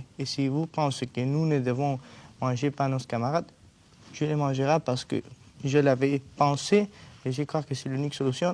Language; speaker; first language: French; non-native, learner; Spanish